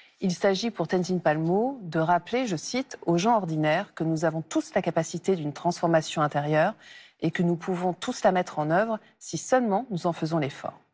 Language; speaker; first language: French; native; French